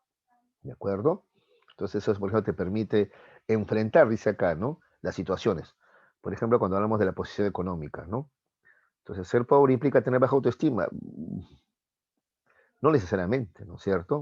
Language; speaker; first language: Spanish; native; Spanish